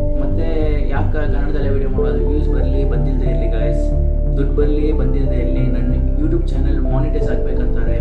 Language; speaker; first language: Kannada; non-native, local second language; Telugu